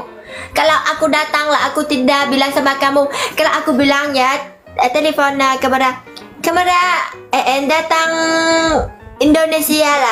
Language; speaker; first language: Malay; non-native, learner; Vietnamese